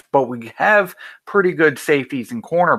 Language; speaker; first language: English; native; English